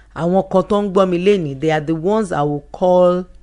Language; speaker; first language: English; non-native, local second language; Yoruba